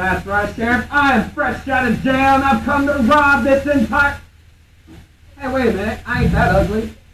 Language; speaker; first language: English; native; English